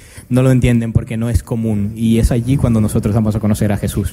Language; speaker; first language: Spanish; native; Spanish